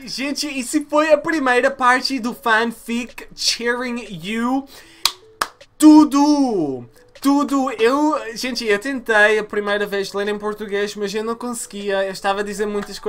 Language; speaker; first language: Portuguese; early bilingual, heritage; Portuguese